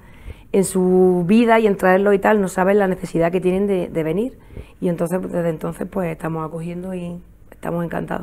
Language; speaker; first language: Spanish; native; Spanish